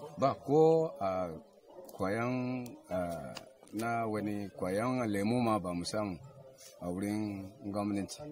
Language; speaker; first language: Hausa; non-native, local second language; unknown